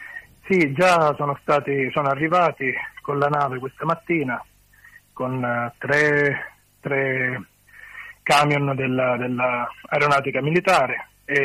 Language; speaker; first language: Italian; native; Italian